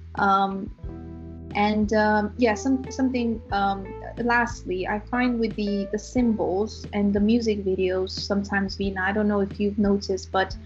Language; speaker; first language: English; non-native, fluent; Romanian